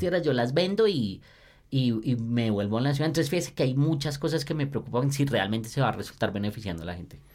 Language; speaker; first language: Spanish; native; Spanish